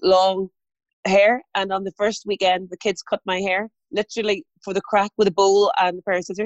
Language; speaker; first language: English; native; English